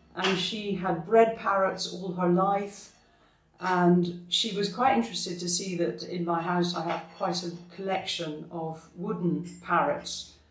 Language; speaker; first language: English; native; English